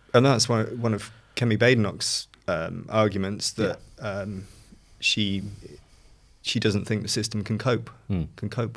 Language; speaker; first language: English; native; English